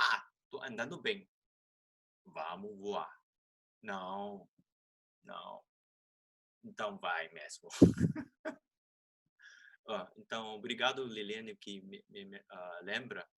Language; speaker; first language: Portuguese; non-native, fluent; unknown